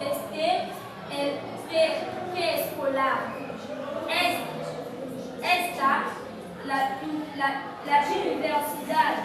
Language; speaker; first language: Spanish; non-native, learner; French